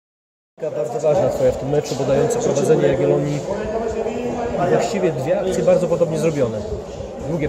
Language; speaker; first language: Polish; native; Polish